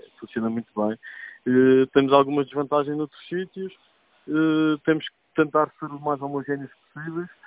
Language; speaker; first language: Portuguese; native; Portuguese